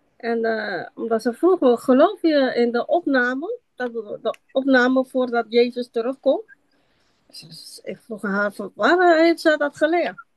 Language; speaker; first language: Dutch; non-native, local second language; Papiamento